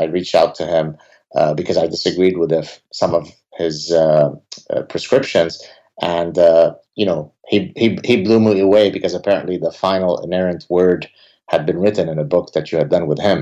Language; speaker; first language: English; early bilingual, other home language; Arabic